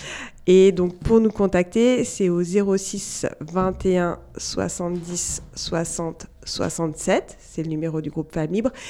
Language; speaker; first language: French; native; French